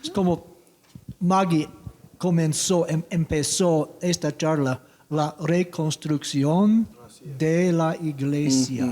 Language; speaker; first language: Spanish; non-native, learner; English